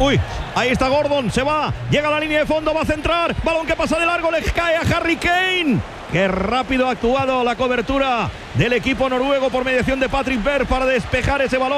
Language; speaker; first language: Spanish; native; Spanish